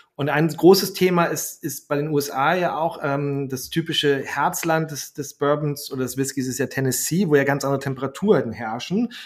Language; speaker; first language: German; native; German